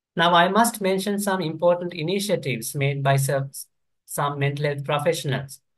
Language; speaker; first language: English; non-native, local second language; Sinhala